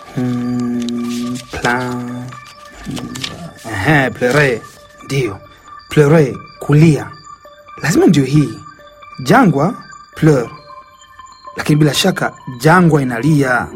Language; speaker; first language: Swahili; native; Swahili